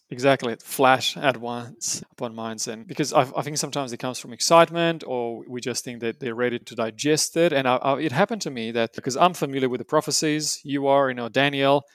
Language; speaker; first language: English; non-native, fluent; Romanian